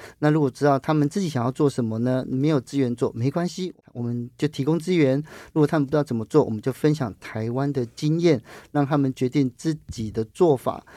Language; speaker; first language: Chinese; native; Chinese